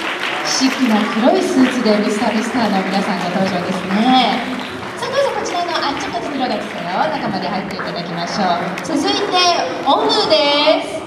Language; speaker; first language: Japanese; native; Japanese